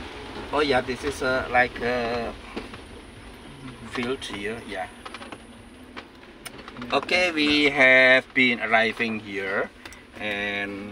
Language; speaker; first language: English; non-native, learner; Indonesian